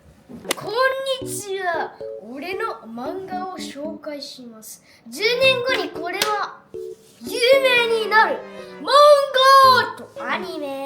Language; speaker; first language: Japanese; early bilingual, heritage; Filipino